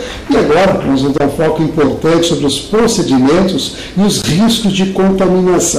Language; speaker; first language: Portuguese; native; Portuguese